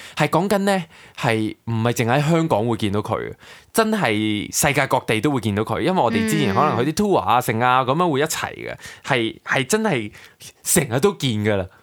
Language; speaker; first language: Cantonese; native; Cantonese